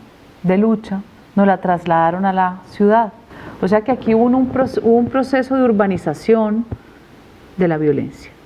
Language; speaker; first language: Spanish; native; Spanish